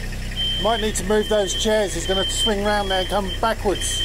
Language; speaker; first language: English; native; English